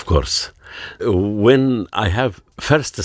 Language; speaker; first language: English; non-native, learner; Arabic